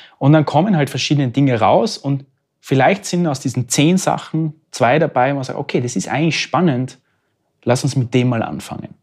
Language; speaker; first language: German; native; German